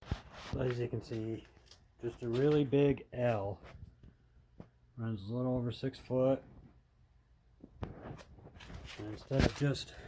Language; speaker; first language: English; native; English